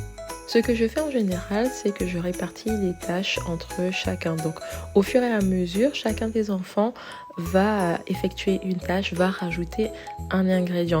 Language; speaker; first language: French; native; French